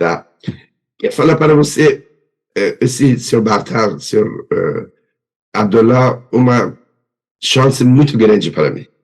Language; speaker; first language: Portuguese; non-native, learner; Persian